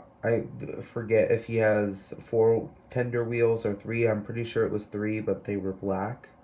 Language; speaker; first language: English; native; English